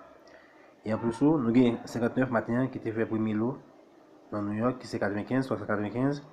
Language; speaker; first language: French; non-native, local second language; Haitian Creole